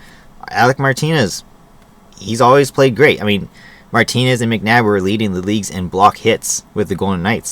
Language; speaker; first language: English; native; English